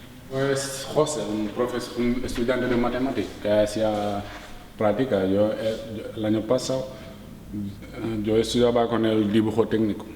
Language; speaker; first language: Spanish; non-native, learner; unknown